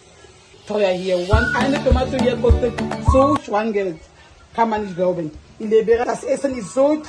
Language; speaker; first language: German; non-native, fluent; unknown